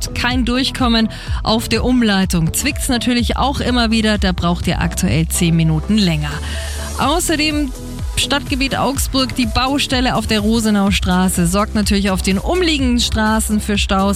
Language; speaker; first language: German; native; German